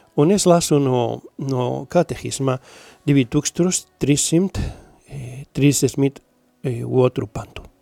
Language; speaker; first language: Latvian; non-native, learner; Spanish